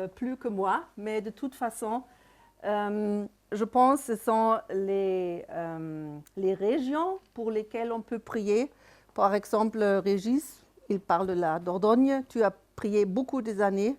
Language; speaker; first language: French; non-native, fluent; German